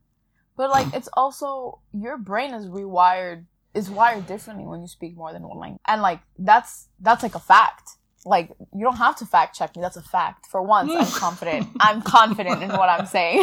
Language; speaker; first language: English; early bilingual, other home language; Spanish